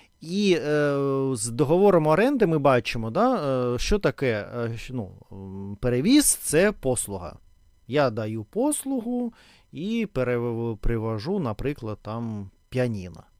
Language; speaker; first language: Ukrainian; non-native, local second language; Russian